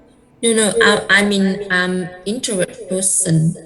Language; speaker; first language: English; non-native, learner; Vietnamese